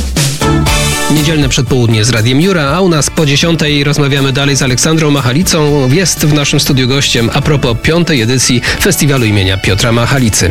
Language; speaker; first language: Polish; native; Polish